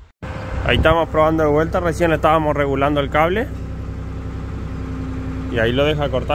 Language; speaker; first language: Spanish; native; Spanish